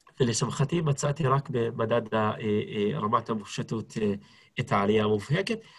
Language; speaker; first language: Hebrew; non-native, local second language; Arabic